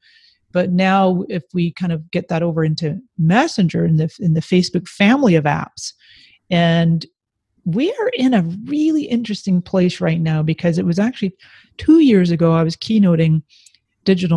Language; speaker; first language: English; native; English